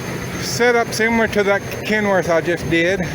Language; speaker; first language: English; native; English